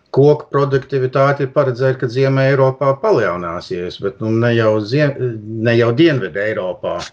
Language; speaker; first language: Latvian; early bilingual, heritage; Latvian